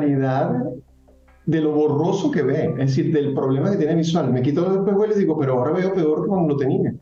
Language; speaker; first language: Spanish; native; Spanish